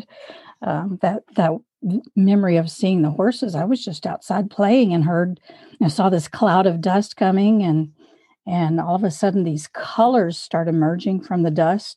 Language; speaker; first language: English; native; English